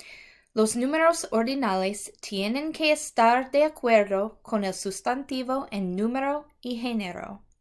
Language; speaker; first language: Spanish; non-native, fluent; English